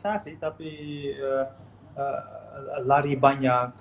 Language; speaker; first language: Indonesian; non-native, fluent; Dutch